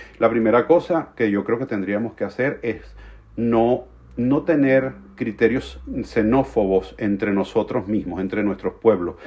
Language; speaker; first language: Spanish; native; Spanish